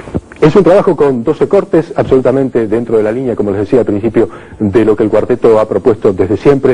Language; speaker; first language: Spanish; native; Spanish